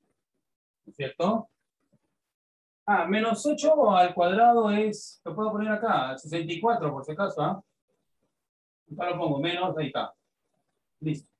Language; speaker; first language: Spanish; native; Spanish